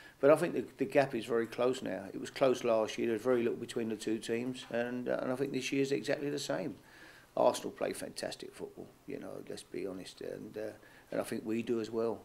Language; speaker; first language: English; native; English